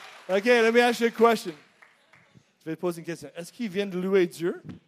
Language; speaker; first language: French; non-native, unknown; English